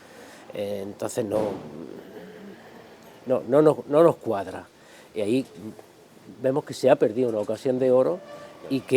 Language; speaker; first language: Spanish; native; Spanish